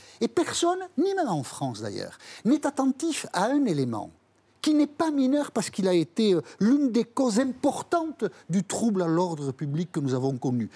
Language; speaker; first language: French; native; French